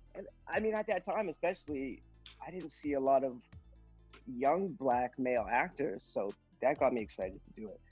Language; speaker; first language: English; native; English